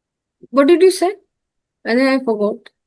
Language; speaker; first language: English; non-native, learner; Hindi